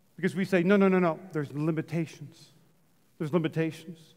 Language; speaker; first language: English; native; English